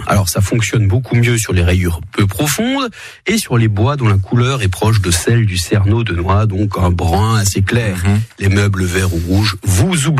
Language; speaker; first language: French; native; French